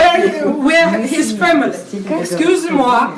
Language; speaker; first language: English; non-native, learner; Russian